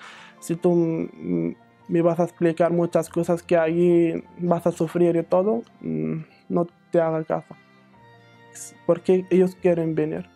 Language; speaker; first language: Spanish; non-native, learner; Arabic